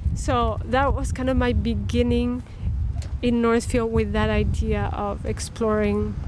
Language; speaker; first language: English; non-native, fluent; Spanish